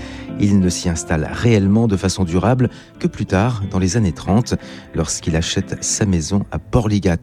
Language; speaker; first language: French; native; French